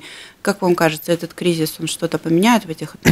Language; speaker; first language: Russian; native; Russian